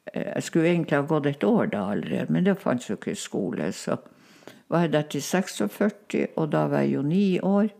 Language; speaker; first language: Norwegian; non-native, local second language; Northern Sami